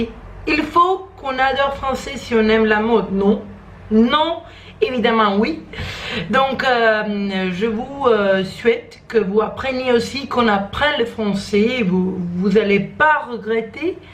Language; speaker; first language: French; non-native, learner; Croatian